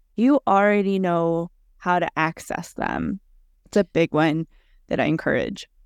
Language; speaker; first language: English; early bilingual, other home language; Russian